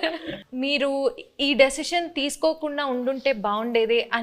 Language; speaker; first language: Telugu; native; Telugu